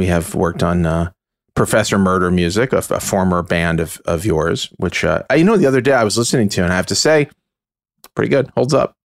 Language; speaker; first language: English; native; English